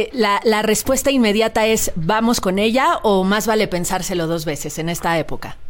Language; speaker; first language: Spanish; native; Spanish